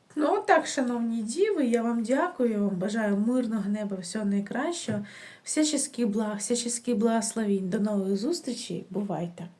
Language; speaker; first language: Ukrainian; non-native, local second language; Russian